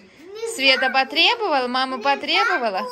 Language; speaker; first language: Russian; native; Russian